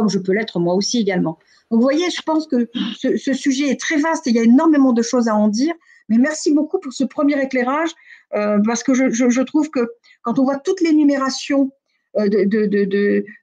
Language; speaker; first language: French; native; French